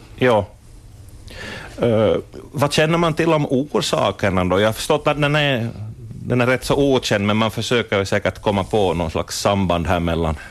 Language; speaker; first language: Swedish; native; Swedish